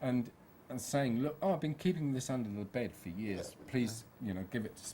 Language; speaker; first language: English; native; English